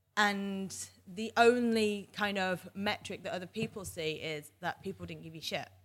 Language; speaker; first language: English; native; English